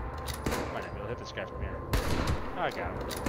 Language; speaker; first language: English; native; English